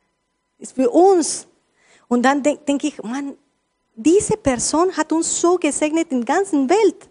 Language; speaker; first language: German; non-native, learner; Spanish